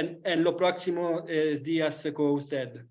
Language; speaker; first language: Spanish; non-native, learner; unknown